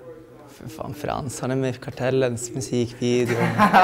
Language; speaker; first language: Swedish; native; Swedish